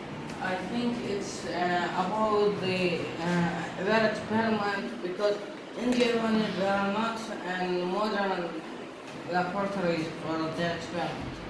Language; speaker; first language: English; non-native, learner; Arabic